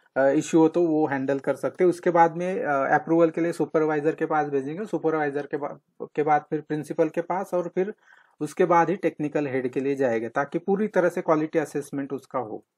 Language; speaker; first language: Hindi; non-native, local second language; Marathi